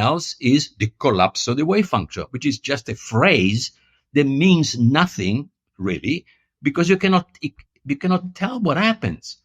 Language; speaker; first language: English; non-native, fluent; Italian